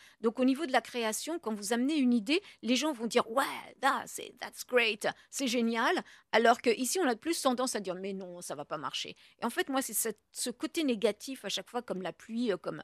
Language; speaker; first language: French; native; French